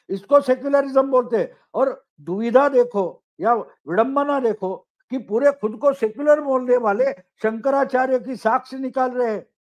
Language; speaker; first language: Hindi; non-native, local second language; Marathi